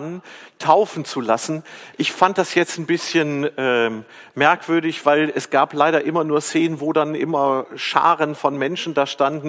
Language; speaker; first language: German; native; German